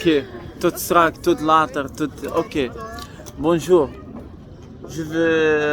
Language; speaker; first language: French; non-native, learner; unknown